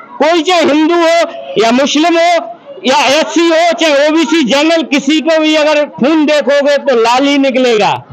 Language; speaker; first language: Hindi; native; Hindi